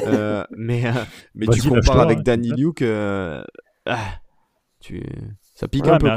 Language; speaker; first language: French; native; French